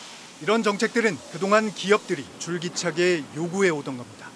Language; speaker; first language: Korean; native; Korean